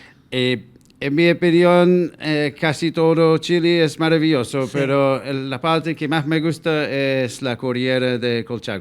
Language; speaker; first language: Spanish; non-native, fluent; English